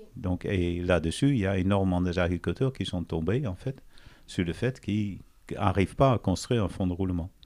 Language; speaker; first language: French; non-native, fluent; Dutch